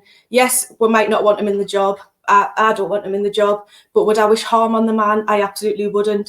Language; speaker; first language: English; native; English